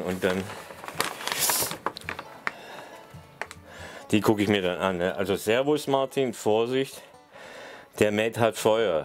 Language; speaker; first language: German; native; German